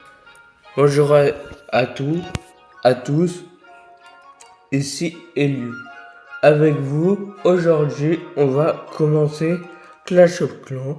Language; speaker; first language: French; native; French